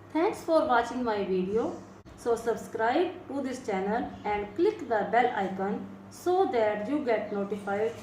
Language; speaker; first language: English; non-native, local second language; Punjabi